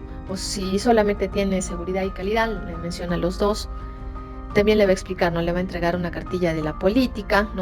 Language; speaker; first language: Spanish; native; Spanish